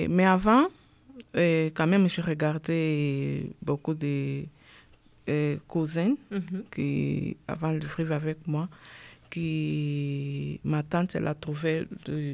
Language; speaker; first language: French; non-native, learner; Portuguese